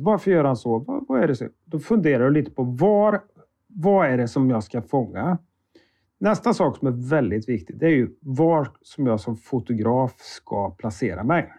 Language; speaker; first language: Swedish; native; Swedish